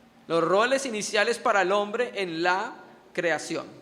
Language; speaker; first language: Spanish; native; Spanish